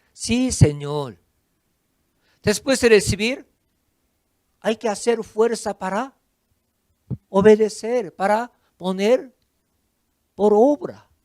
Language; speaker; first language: Spanish; non-native, fluent; Korean